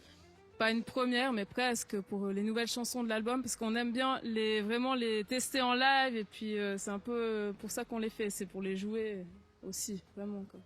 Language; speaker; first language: French; native; French